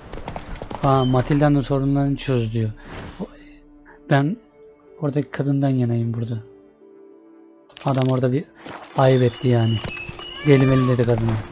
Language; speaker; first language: Turkish; native; Turkish